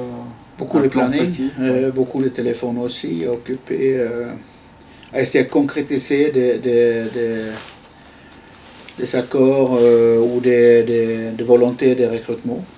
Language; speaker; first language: French; non-native, fluent; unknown